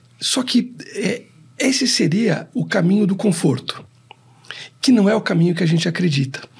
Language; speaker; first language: Portuguese; native; Portuguese